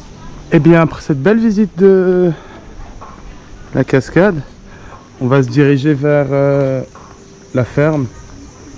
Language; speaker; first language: French; native; French